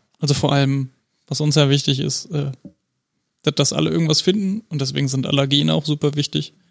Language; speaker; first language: German; native; German